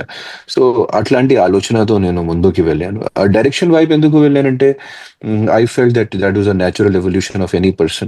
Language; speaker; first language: Telugu; non-native, fluent; Hindi